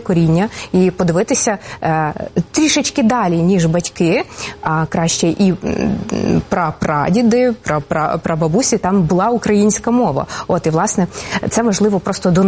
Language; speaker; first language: Ukrainian; native; Ukrainian